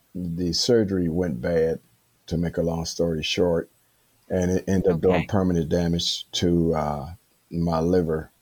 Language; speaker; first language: English; native; English